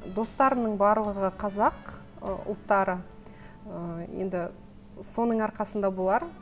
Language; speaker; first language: Kazakh; non-native, local second language; Russian